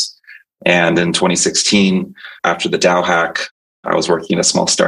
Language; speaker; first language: English; native; English